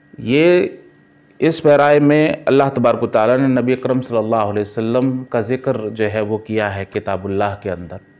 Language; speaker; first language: Urdu; native; Urdu